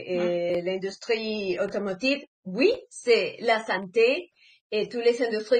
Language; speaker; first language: French; non-native, fluent; Spanish